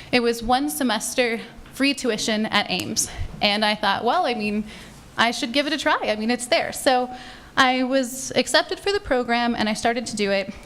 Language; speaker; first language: English; native; English